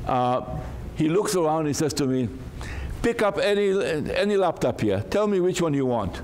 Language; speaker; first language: English; non-native, fluent; Hebrew